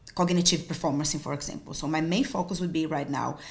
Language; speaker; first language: English; non-native, fluent; Portuguese